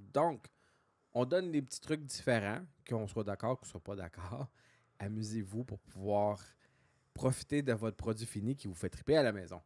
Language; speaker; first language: French; native; French